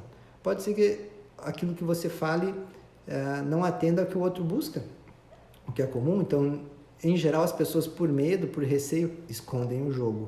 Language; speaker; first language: Portuguese; native; Portuguese